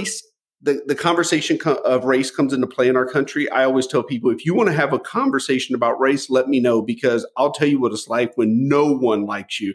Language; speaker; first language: English; native; English